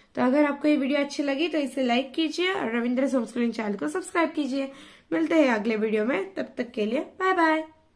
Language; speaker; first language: Hindi; non-native, local second language; Marathi